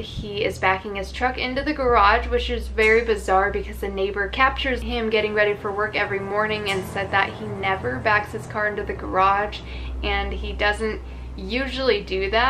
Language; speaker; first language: English; native; English